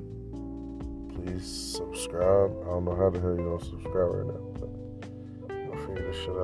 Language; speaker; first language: English; native; English